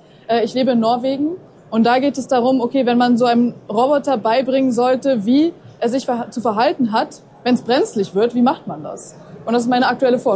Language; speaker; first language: German; native; German